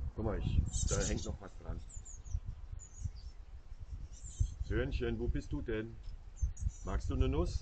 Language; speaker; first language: German; native; German